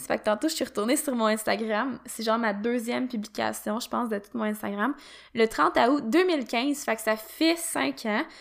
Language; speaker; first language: French; native; French